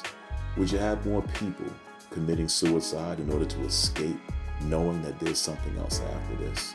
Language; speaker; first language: English; native; English